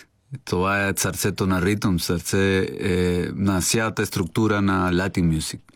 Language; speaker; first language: Bulgarian; non-native, learner; Spanish